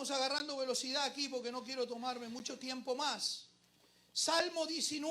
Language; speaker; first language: Spanish; native; Spanish